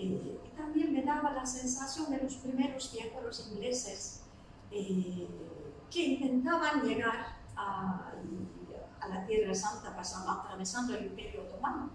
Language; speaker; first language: Spanish; non-native, fluent; Turkish